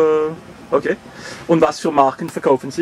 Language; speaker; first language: German; non-native, learner; French